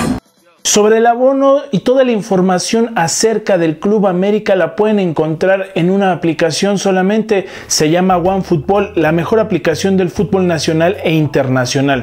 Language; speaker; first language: Spanish; native; Spanish